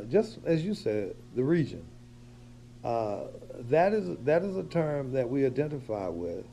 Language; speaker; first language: English; native; English